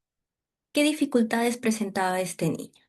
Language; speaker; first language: Spanish; native; Spanish